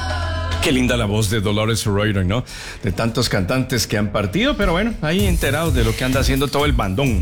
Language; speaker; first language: Spanish; native; Spanish